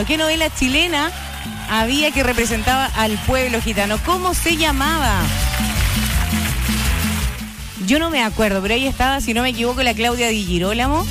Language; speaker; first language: Spanish; native; Spanish